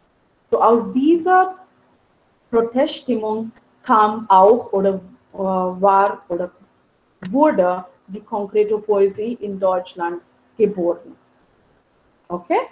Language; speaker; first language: German; non-native, fluent; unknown